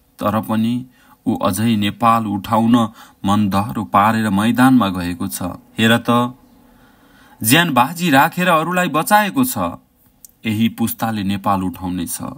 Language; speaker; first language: Nepali; native; Nepali